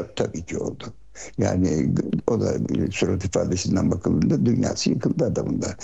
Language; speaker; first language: Turkish; early bilingual, heritage; Turkish